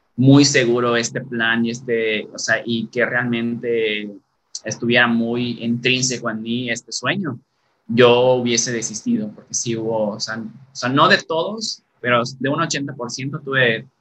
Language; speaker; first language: Spanish; native; Spanish